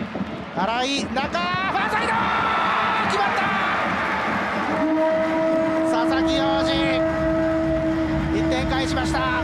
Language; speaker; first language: Japanese; native; Japanese